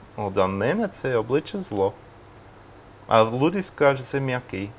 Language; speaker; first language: Ukrainian; non-native, learner; English